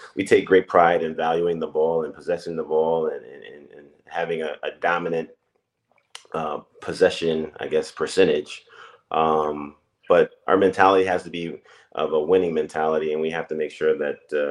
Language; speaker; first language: English; native; English